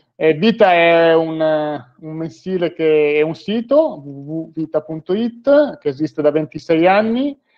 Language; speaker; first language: Italian; native; Italian